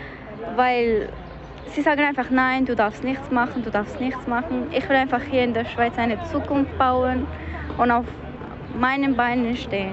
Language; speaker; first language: German; early bilingual, other home language; Persian